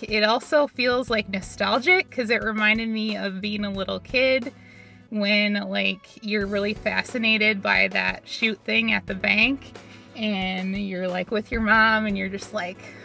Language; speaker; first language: English; native; English